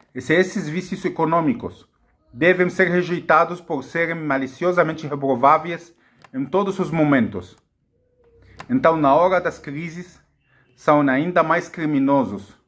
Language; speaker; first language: Portuguese; non-native, fluent; Arabic